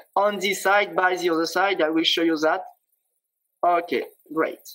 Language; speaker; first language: English; non-native, fluent; French